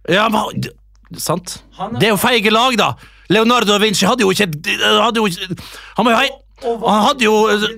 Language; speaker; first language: Norwegian; early bilingual, other home language; Arabic